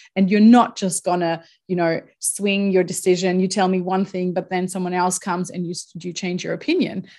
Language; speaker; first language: English; non-native, fluent; German